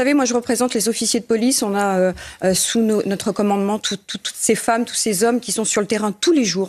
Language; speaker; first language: French; native; French